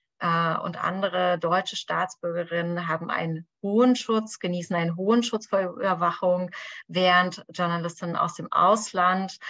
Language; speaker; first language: German; native; German